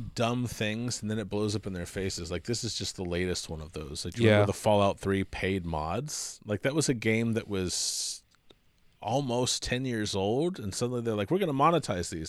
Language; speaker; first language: English; native; English